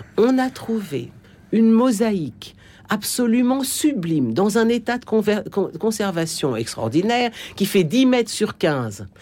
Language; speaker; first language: French; native; French